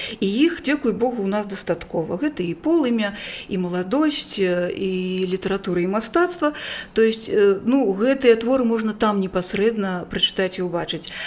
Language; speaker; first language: Belarusian; native; Belarusian